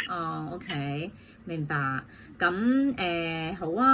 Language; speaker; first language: Cantonese; native; Cantonese